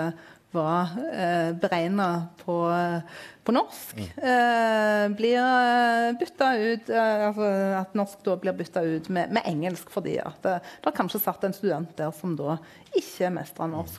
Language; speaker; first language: Norwegian; non-native, fluent; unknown